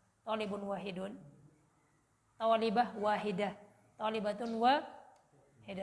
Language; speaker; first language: Arabic; non-native, fluent; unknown